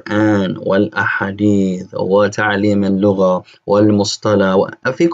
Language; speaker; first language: Arabic; non-native, fluent; English